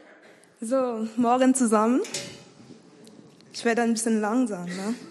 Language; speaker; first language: German; non-native, learner; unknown